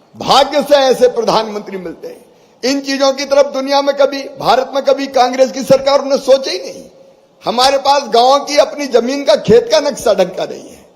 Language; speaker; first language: Hindi; native; Hindi